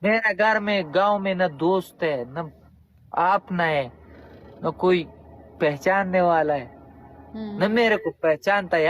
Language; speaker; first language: Hindi; non-native, fluent; Pashto